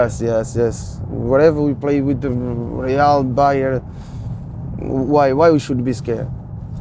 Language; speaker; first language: English; non-native, fluent; Portuguese